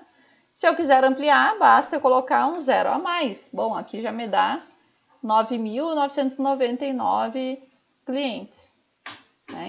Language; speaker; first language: Portuguese; native; Portuguese